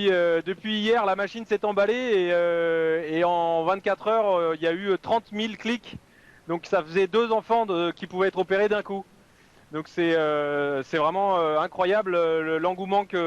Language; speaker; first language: French; native; French